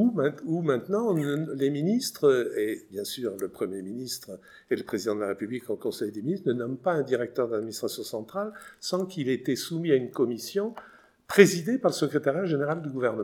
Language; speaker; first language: French; native; French